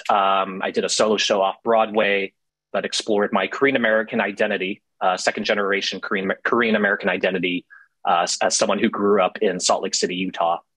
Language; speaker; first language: English; native; English